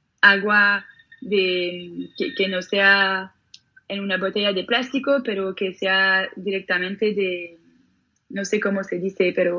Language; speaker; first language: Spanish; non-native, fluent; French